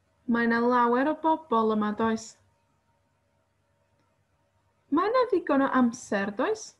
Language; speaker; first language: Welsh; non-native, fluent; Spanish